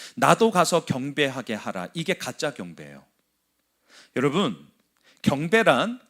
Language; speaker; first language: Korean; native; Korean